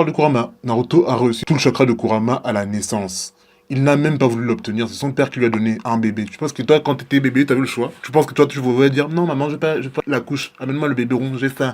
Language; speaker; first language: French; native; French